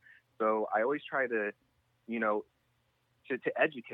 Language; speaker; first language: English; native; English